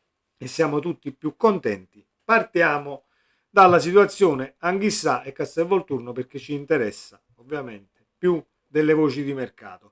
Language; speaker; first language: Italian; native; Italian